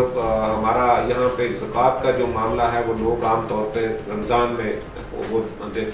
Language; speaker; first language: Urdu; native; Urdu